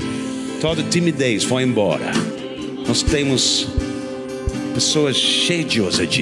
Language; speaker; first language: Portuguese; non-native, learner; English